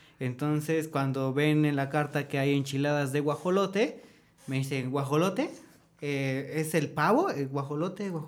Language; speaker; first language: Spanish; native; Spanish